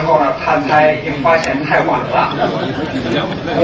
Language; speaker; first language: Chinese; early bilingual, other home language; English